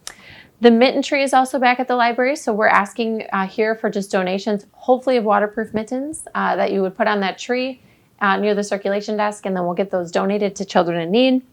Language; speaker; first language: English; native; English